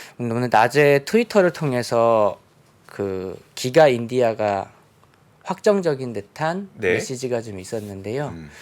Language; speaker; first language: Korean; native; Korean